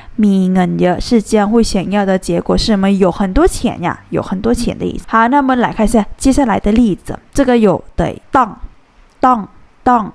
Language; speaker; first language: Chinese; non-native, fluent; Thai